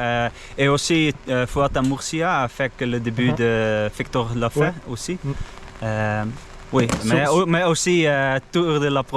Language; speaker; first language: French; non-native, learner; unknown